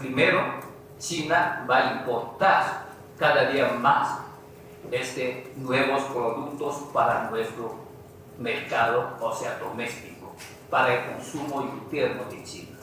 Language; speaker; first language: Spanish; non-native, fluent; Chinese